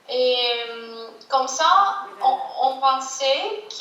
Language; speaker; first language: French; non-native, fluent; Greek